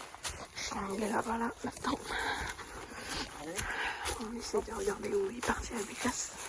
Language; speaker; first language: French; native; French